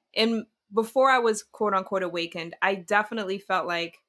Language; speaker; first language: English; early bilingual, other home language; Dutch